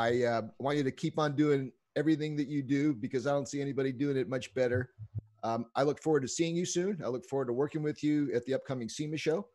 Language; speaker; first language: English; native; English